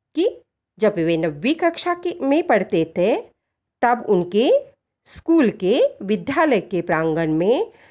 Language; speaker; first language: Hindi; non-native, local second language; Marathi